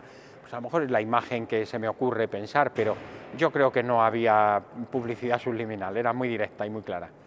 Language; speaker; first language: Spanish; native; Spanish